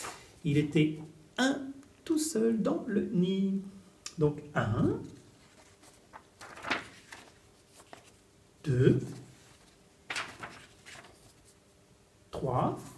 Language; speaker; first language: French; native; French